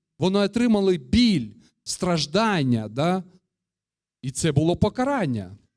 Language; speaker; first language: Ukrainian; non-native, local second language; Russian